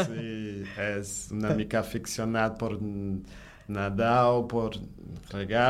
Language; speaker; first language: Catalan; non-native, learner; Portuguese